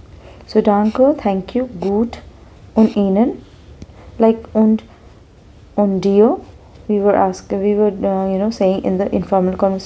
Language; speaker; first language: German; non-native, fluent; Hindi